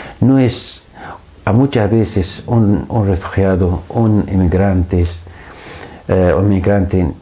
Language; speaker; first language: Spanish; non-native, fluent; Arabic